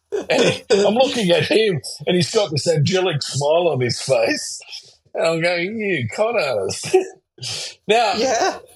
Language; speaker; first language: English; early bilingual, other home language; German